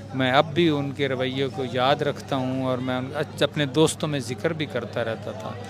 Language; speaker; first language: Urdu; non-native, local second language; Punjabi